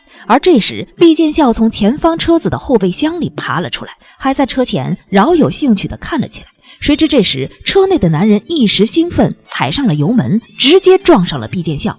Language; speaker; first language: Chinese; native; Chinese